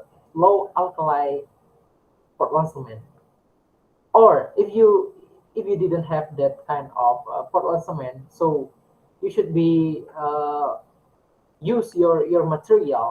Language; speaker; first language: English; non-native, learner; Indonesian